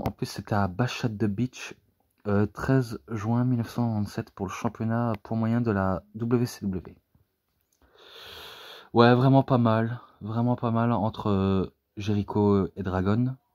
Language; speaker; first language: French; native; French